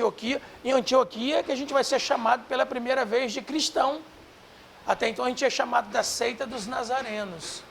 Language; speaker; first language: Portuguese; native; Portuguese